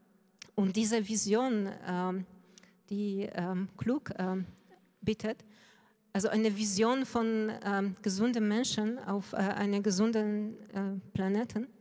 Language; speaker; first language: German; non-native, fluent; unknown